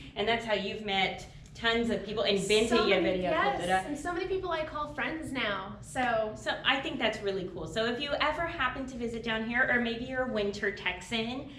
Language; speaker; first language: English; native; English